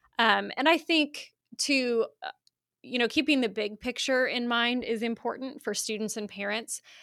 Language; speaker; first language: English; native; English